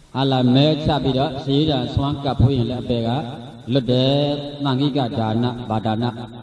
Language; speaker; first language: Burmese; native; Burmese